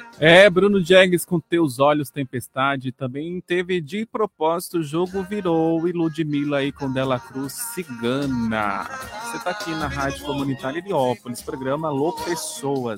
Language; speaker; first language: Portuguese; native; Portuguese